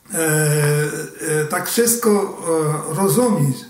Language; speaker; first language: Polish; early bilingual, heritage; Portuguese